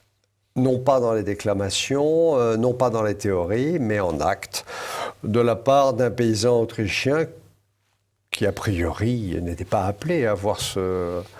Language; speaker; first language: French; native; French